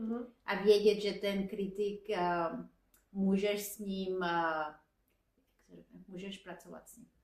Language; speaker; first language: Czech; non-native, fluent; Spanish